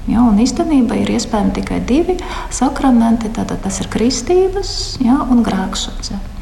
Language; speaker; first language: Latvian; non-native, local second language; Russian